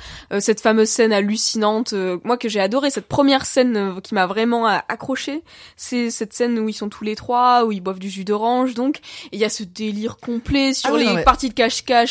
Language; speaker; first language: French; native; French